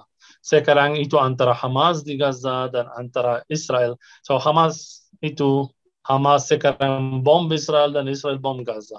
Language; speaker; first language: Indonesian; non-native, fluent; Arabic